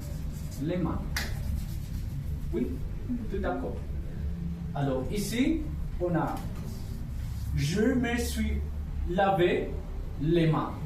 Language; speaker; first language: French; non-native, fluent; Spanish